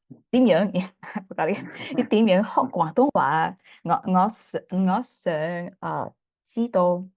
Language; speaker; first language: Cantonese; non-native, learner; English